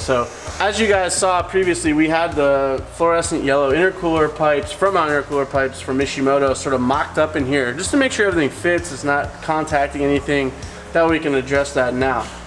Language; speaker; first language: English; native; English